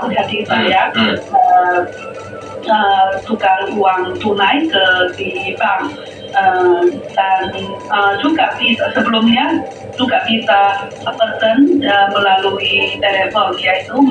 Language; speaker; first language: Indonesian; non-native, fluent; Chinese